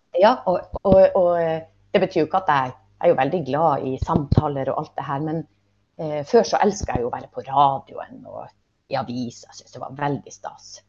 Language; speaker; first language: Norwegian; native; Norwegian